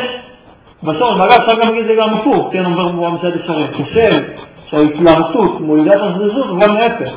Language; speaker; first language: Hebrew; native; Hebrew